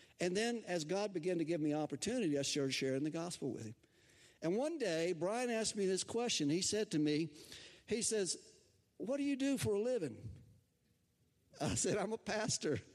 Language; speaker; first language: English; native; English